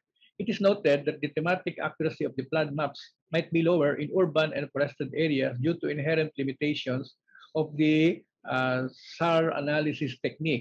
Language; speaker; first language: English; non-native, local second language; Filipino